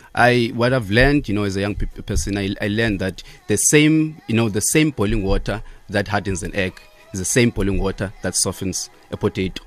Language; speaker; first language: English; non-native, local second language; Xhosa